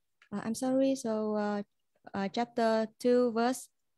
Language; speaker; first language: English; non-native, fluent; Vietnamese